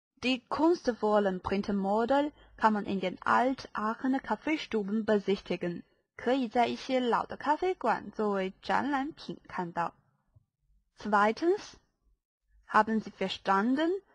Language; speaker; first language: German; non-native, fluent; Chinese